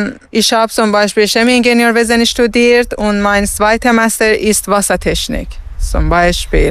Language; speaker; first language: German; non-native, learner; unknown